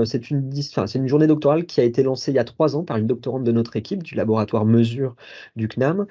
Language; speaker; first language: French; native; French